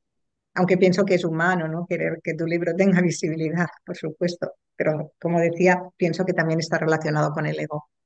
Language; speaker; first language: Spanish; native; Spanish